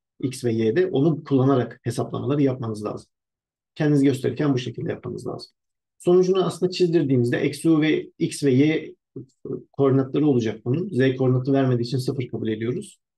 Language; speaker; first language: Turkish; native; Turkish